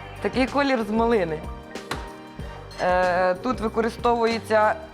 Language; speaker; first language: Ukrainian; native; Ukrainian